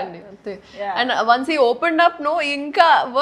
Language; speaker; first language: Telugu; non-native, local second language; Urdu